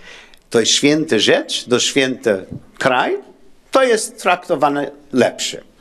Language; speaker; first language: Polish; non-native, learner; English